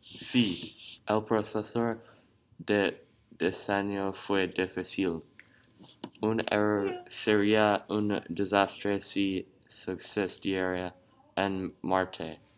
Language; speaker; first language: Spanish; non-native, learner; English